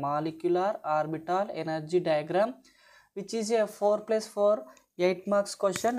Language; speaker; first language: English; non-native, local second language; Telugu